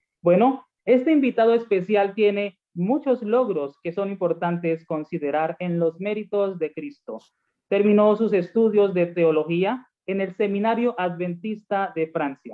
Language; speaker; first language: Spanish; native; Spanish